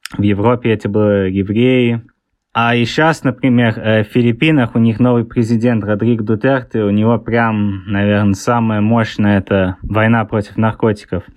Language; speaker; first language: Russian; early bilingual, heritage; Russian